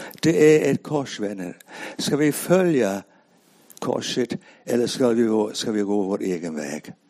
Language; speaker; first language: Swedish; non-native, fluent; English